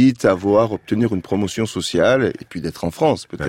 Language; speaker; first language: French; non-native, fluent; Turkish